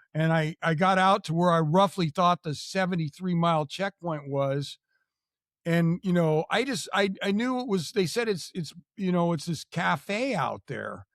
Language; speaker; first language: English; native; English